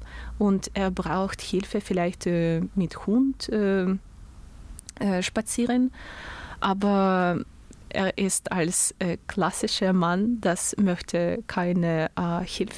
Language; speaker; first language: German; non-native, learner; Russian